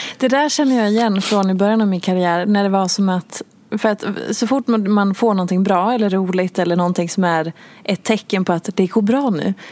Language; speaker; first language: Swedish; native; Swedish